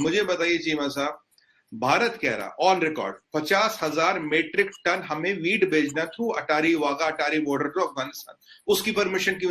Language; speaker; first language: Hindi; native; Hindi